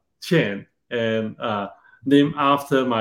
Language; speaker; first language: English; non-native, local second language; Cantonese